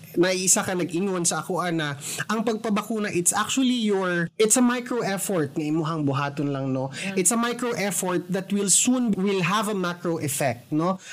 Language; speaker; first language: Cebuano; non-native, local second language; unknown